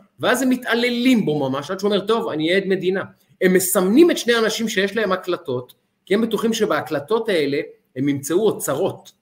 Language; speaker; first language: Hebrew; native; Hebrew